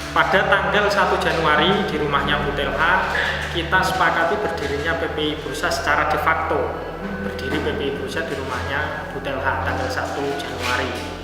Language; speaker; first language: Indonesian; native; Indonesian